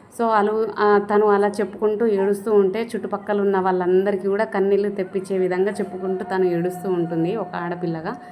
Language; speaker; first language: Telugu; non-native, local second language; Lambadi